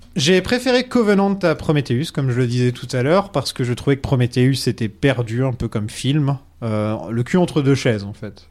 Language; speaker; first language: French; native; French